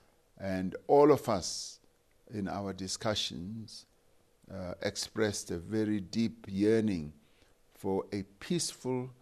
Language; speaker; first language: English; non-native, local second language; Venda